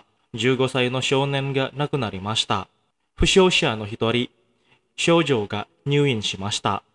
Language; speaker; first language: Japanese; non-native, fluent; Indonesian